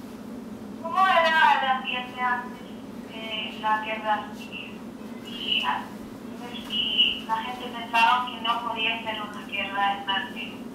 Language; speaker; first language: Spanish; non-native, learner; English